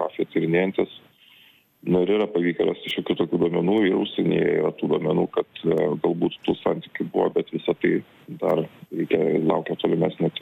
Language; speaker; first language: Lithuanian; native; Lithuanian